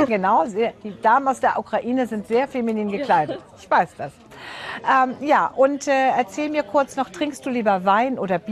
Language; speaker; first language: German; native; German